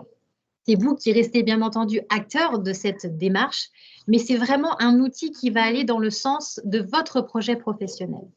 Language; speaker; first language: French; native; French